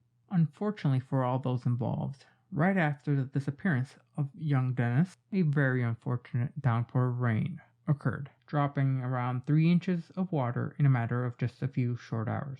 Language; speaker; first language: English; native; English